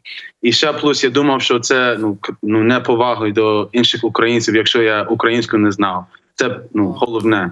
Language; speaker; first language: Ukrainian; non-native, learner; English